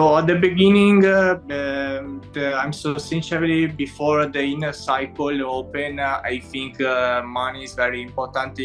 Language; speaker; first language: English; non-native, learner; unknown